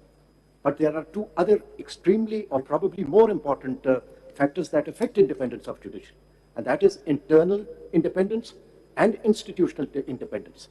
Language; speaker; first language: English; non-native, local second language; Urdu